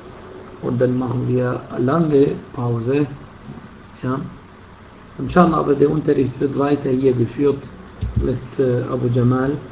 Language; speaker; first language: German; non-native, fluent; Arabic